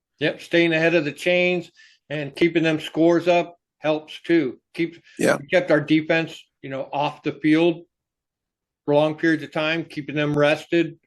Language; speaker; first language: English; native; English